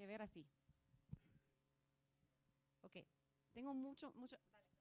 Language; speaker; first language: Spanish; non-native, fluent; English